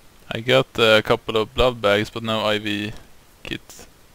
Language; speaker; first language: English; non-native, fluent; Swedish